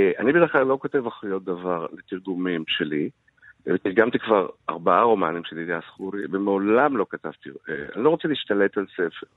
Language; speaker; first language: Hebrew; early bilingual, other home language; Arabic